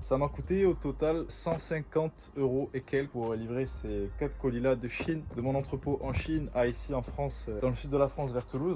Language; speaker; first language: French; native; French